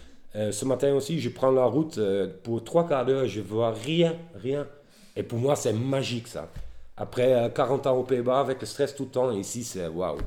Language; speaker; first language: French; non-native, learner; Dutch